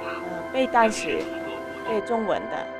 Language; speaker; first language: Chinese; non-native, fluent; Lao